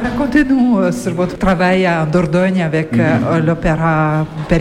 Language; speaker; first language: French; native; French